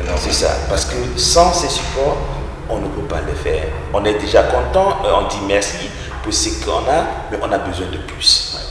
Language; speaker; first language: French; non-native, local second language; English